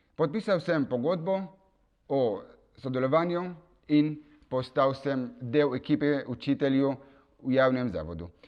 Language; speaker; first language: Slovenian; non-native, fluent; Kurdish